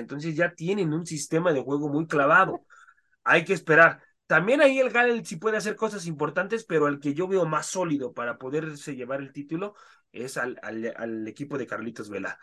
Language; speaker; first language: Spanish; native; Spanish